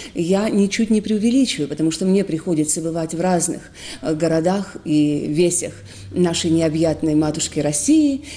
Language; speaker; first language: Russian; native; Russian